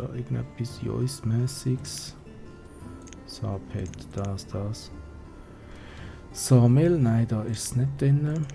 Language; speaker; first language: German; native; German